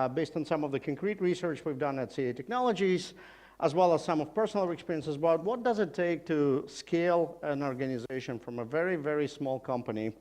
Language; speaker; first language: English; non-native, fluent; Russian